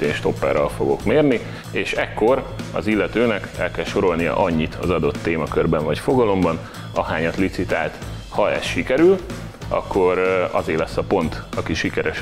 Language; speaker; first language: Hungarian; native; Hungarian